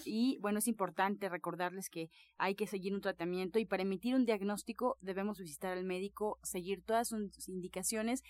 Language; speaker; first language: Spanish; native; Spanish